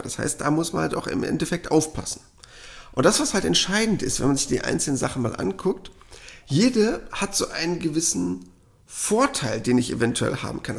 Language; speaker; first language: German; native; German